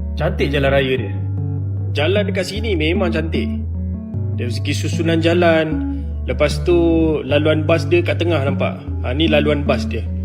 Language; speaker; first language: Malay; native; Malay